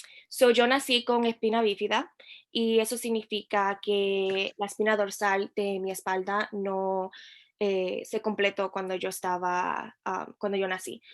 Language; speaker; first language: Spanish; early bilingual, heritage; Spanish